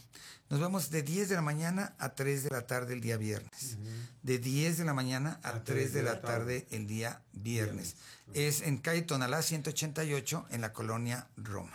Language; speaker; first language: Spanish; native; Spanish